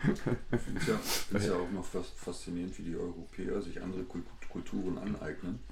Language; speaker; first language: German; native; German